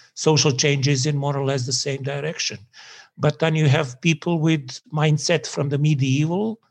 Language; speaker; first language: English; non-native, fluent; Serbian